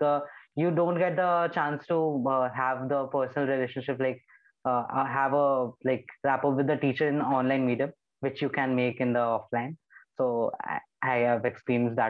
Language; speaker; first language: English; non-native, local second language; Hindi